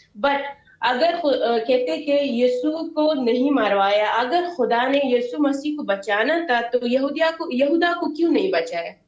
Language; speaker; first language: Hindi; non-native, fluent; Persian